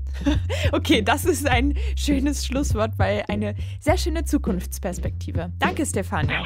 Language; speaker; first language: German; native; German